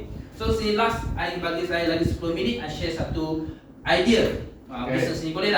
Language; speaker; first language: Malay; non-native, local second language; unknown